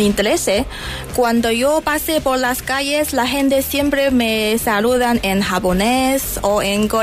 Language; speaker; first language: Spanish; non-native, learner; Chinese